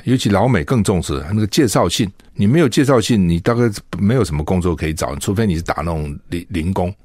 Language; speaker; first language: Chinese; native; Chinese